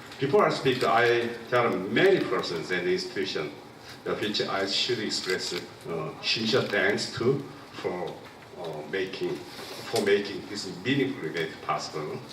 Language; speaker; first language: English; non-native, local second language; Korean